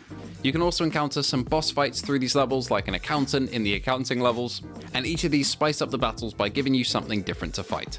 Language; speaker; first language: English; native; English